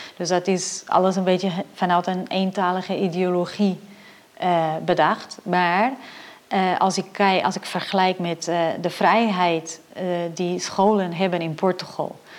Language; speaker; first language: Dutch; non-native, fluent; Portuguese